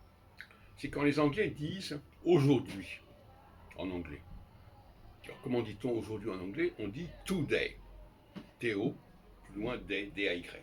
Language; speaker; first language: French; native; French